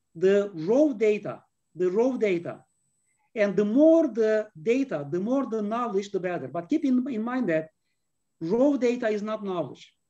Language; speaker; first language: English; non-native, fluent; Turkish